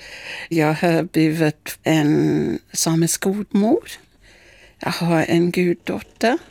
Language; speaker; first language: Swedish; non-native, fluent; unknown